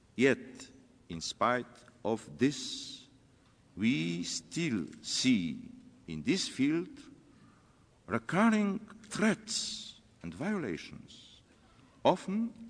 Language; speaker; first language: English; non-native, fluent; Polish